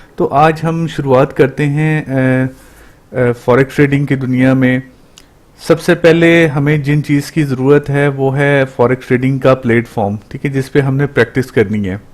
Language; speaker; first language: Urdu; non-native, local second language; Punjabi